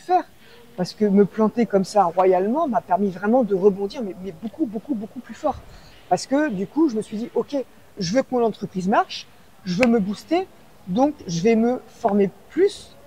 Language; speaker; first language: French; native; French